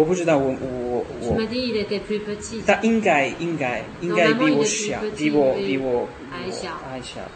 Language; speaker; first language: Chinese; non-native, learner; French